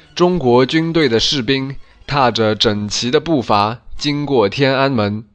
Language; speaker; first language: Chinese; native; Chinese